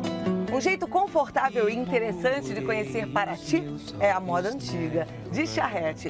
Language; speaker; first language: Portuguese; native; Portuguese